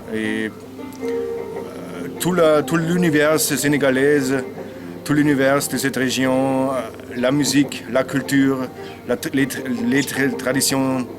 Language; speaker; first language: French; non-native, learner; German